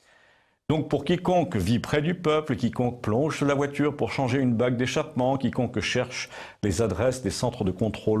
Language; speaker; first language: French; native; French